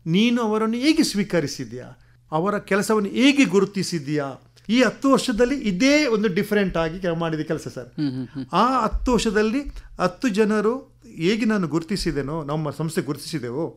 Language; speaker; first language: Kannada; non-native, local second language; Tulu